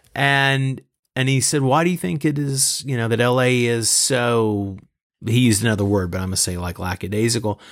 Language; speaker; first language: English; native; English